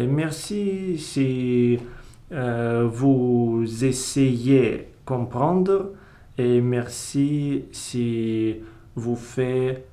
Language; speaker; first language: French; non-native, learner; Russian